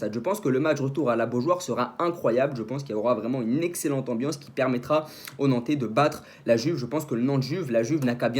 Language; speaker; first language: French; native; French